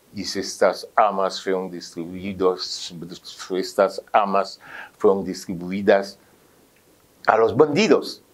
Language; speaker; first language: Spanish; non-native, fluent; Haitian Creole